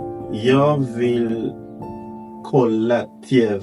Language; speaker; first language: Swedish; non-native, learner; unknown